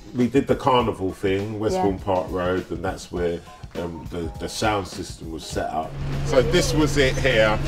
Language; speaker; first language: English; native; English